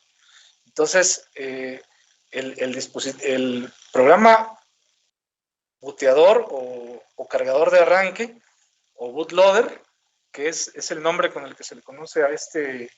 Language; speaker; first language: Spanish; native; Spanish